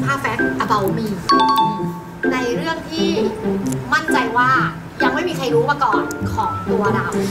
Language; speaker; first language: Thai; native; Thai